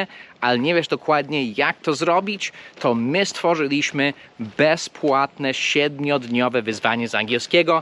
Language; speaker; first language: Polish; non-native, fluent; English